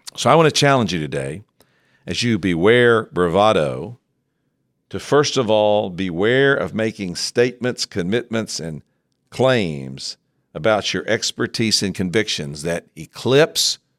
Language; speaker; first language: English; native; English